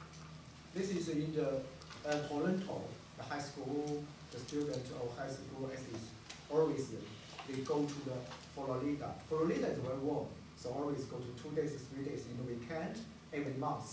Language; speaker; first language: English; non-native, learner; Chinese